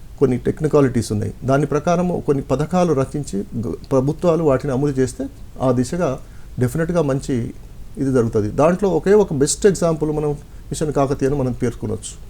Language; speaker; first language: Telugu; non-native, local second language; Lambadi